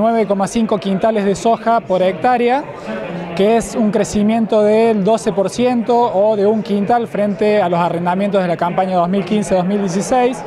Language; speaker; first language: Spanish; native; Spanish